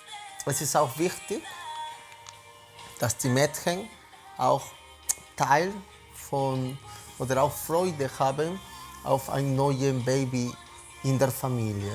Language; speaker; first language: German; non-native, fluent; Spanish